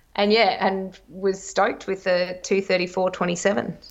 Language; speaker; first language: English; native; English